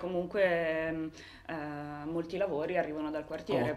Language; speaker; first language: Italian; native; Italian